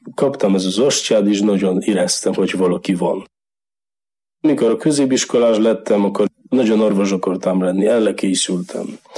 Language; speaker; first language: Hungarian; non-native, learner; Polish